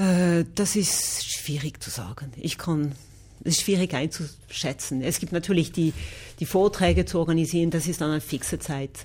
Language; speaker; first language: German; non-native, local second language; French